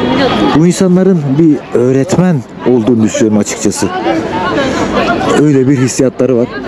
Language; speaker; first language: Turkish; native; Turkish